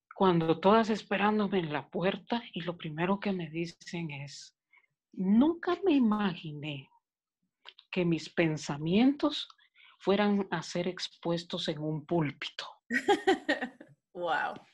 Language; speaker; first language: Spanish; native; Spanish